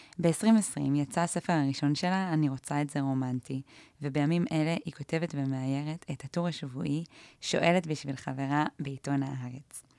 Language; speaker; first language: Hebrew; native; Hebrew